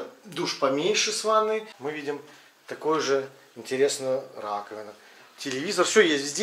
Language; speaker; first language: Russian; native; Russian